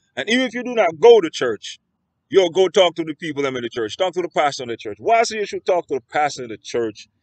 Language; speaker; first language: English; native; English